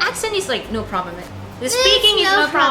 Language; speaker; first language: English; non-native, fluent; Japanese